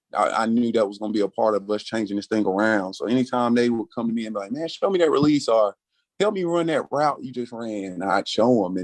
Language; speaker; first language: English; native; English